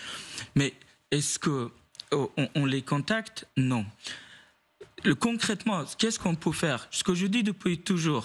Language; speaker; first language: French; non-native, fluent; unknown